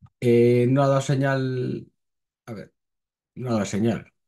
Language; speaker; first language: Spanish; native; Spanish